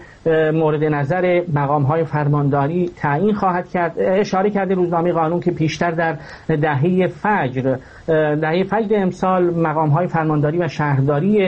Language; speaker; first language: Persian; native; Persian